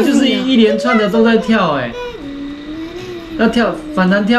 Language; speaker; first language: Chinese; native; Chinese